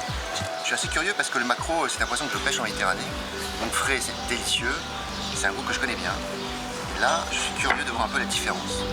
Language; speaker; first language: French; native; French